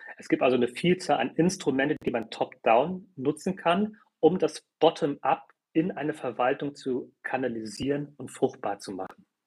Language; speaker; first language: German; early bilingual, other home language; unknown